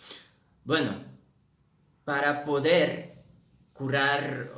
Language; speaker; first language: Spanish; non-native, fluent; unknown